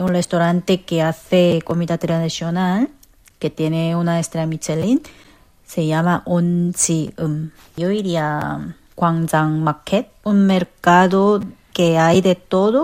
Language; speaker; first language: Spanish; non-native, fluent; Korean